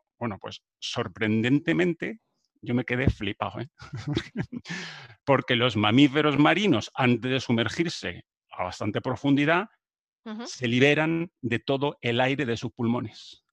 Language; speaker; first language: Spanish; native; Spanish